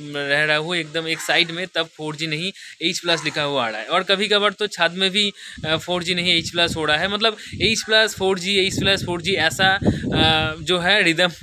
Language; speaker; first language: Hindi; non-native, local second language; Bangla